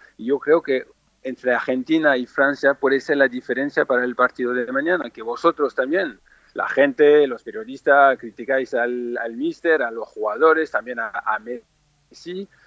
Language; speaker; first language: Spanish; non-native, fluent; French